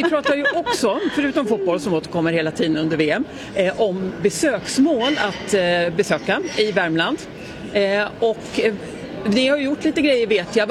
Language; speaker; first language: Swedish; native; Swedish